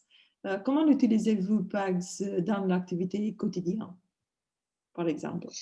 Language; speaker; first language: French; non-native, learner; English